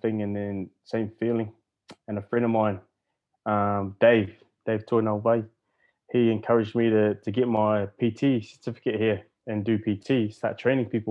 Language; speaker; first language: English; native; English